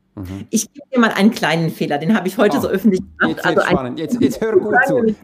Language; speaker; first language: German; non-native, fluent; Polish